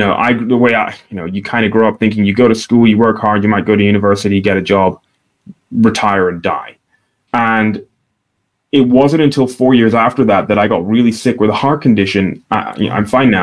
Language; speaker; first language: English; native; English